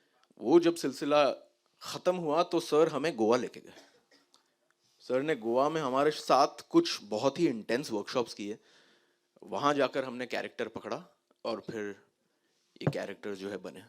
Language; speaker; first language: Hindi; native; Hindi